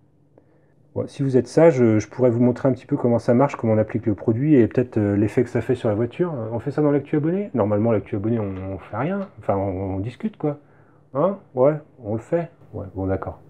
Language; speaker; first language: French; native; French